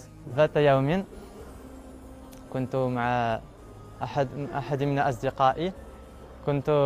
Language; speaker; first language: Arabic; non-native, learner; French